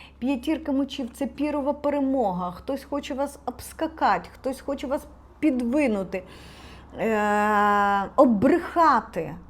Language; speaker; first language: Ukrainian; non-native, local second language; Russian